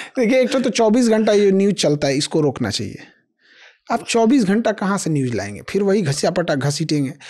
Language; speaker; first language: Hindi; native; Hindi